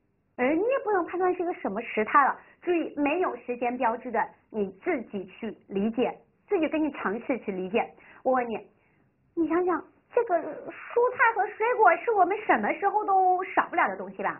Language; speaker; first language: Chinese; native; Chinese